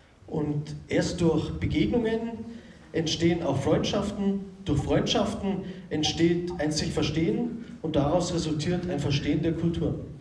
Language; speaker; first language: German; native; German